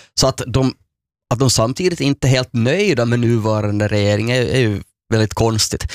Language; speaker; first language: Swedish; native; Swedish